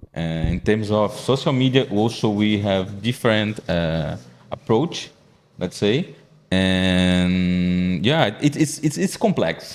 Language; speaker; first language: English; non-native, fluent; Portuguese